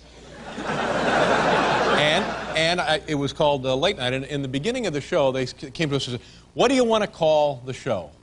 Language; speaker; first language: English; native; English